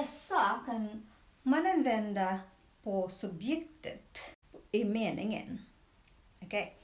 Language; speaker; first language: Swedish; non-native, learner; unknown